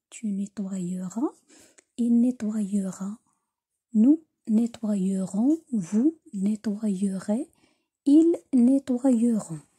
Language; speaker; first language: French; non-native, local second language; Arabic